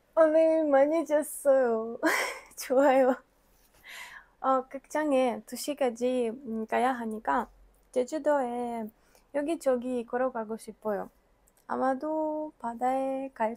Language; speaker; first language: Korean; non-native, learner; Ukrainian